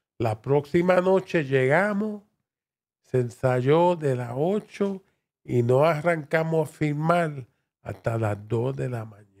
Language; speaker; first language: Spanish; early bilingual, heritage; Spanish